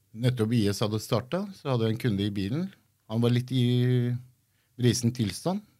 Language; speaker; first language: Norwegian; early bilingual, other home language; Kurdish